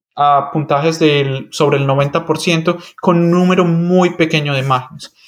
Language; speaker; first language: Spanish; native; Spanish